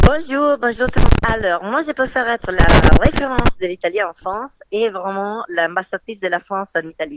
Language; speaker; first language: French; non-native, fluent; Italian